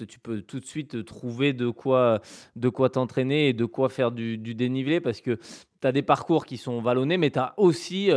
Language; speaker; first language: French; native; French